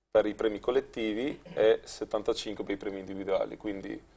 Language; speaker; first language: Italian; native; Italian